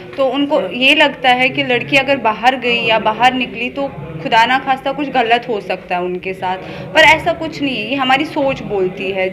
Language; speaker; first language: Hindi; non-native, local second language; Kashmiri